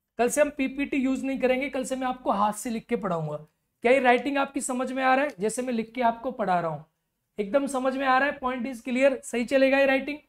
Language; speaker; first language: Hindi; native; Hindi